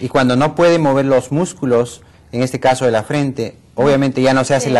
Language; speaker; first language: Spanish; native; Spanish